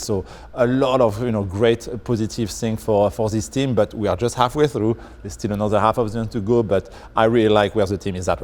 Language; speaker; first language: English; non-native, fluent; French